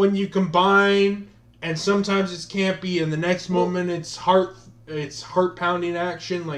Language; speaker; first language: English; native; English